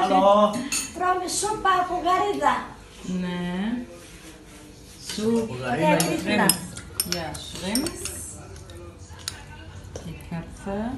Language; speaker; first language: Greek; non-native, learner; Thai